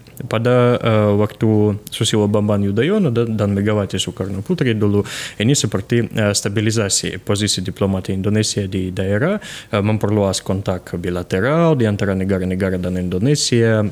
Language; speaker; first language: Indonesian; non-native, fluent; Russian